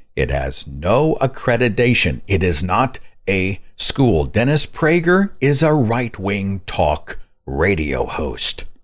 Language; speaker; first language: English; native; English